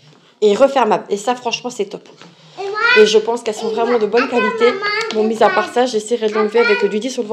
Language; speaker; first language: French; native; French